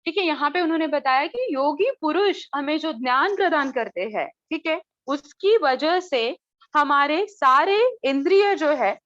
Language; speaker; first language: Hindi; non-native, local second language; Marathi